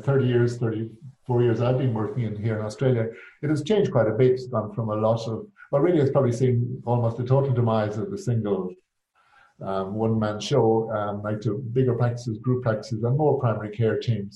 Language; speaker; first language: English; native; English